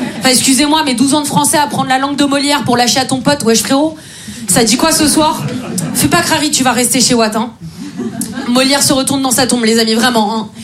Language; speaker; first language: French; native; French